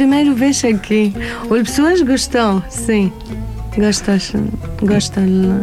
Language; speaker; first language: Portuguese; non-native, learner; Arabic